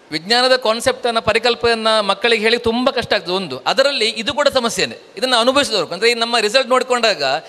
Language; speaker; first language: Kannada; non-native, local second language; Marathi